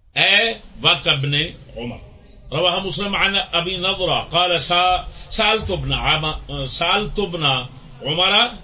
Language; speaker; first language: Arabic; non-native, fluent; Urdu